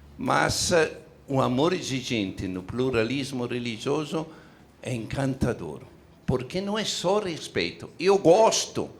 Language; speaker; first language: Portuguese; non-native, fluent; Italian